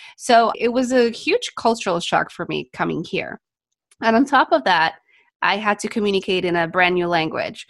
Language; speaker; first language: English; non-native, fluent; Polish